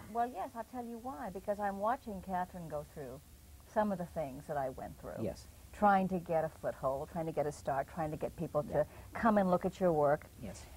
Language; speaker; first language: English; native; English